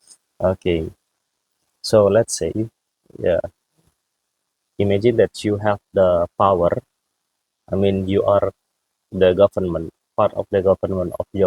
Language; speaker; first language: English; non-native, fluent; Indonesian